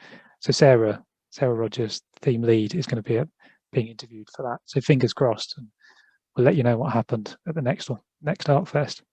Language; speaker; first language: English; native; English